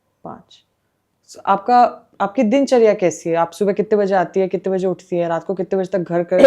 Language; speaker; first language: Hindi; native; Hindi